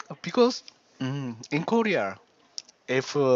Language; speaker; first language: English; non-native, learner; Korean